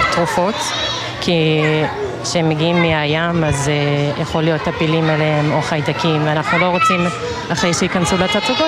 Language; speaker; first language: Hebrew; non-native, fluent; Danish